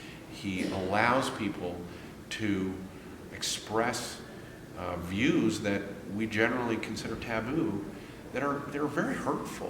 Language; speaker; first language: English; native; English